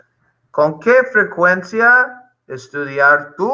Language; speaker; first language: Spanish; non-native, fluent; English